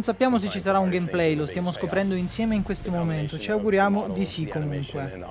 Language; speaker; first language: Italian; native; Italian